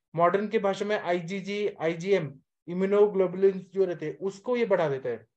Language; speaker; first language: Hindi; native; Hindi